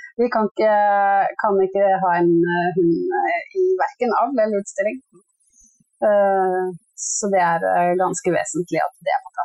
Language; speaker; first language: Norwegian; native; Norwegian